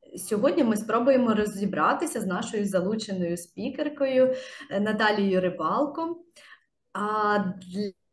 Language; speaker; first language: Ukrainian; native; Ukrainian